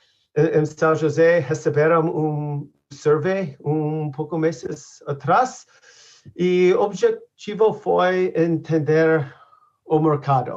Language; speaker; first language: Portuguese; non-native, learner; English